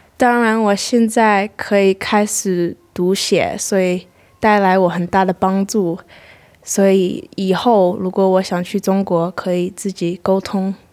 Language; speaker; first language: Chinese; early bilingual, heritage; English